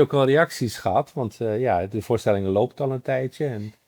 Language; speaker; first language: Dutch; native; Dutch